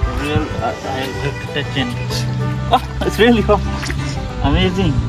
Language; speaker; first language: English; non-native, learner; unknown